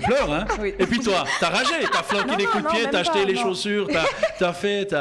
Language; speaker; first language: French; native; French